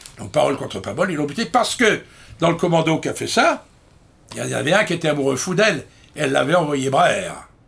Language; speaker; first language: French; native; French